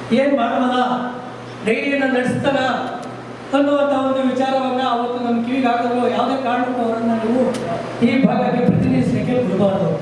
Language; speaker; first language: Kannada; native; Kannada